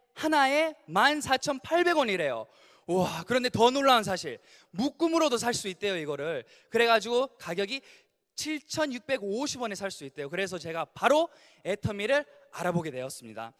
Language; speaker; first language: Korean; early bilingual, other home language; English